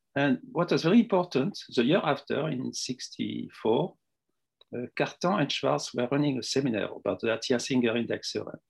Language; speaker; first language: English; non-native, fluent; French